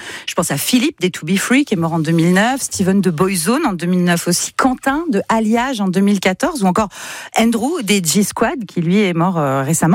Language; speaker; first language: French; native; French